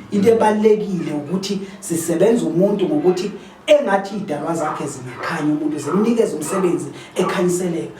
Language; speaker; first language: Zulu; native; Zulu